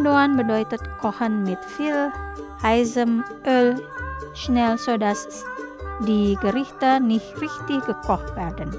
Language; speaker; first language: German; non-native, learner; Indonesian